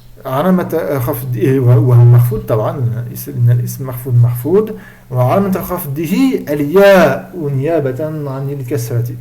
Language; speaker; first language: Arabic; non-native, fluent; French